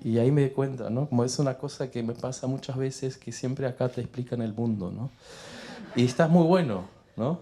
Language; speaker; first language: Spanish; non-native, fluent; German